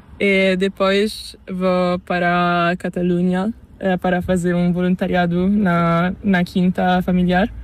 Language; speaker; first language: Spanish; non-native, learner; Italian